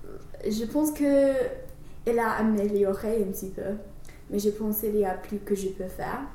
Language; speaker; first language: French; non-native, learner; English